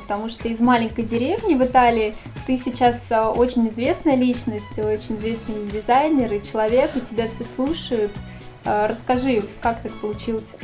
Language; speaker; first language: Russian; native; Russian